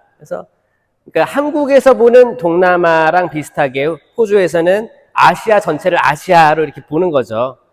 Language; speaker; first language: Korean; native; Korean